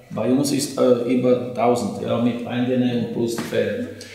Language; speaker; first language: German; non-native, learner; Slovak